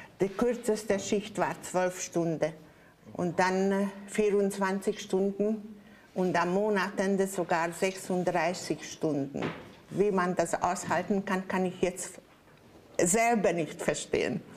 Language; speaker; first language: German; non-native, fluent; Hungarian